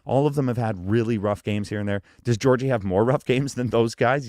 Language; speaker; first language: English; native; English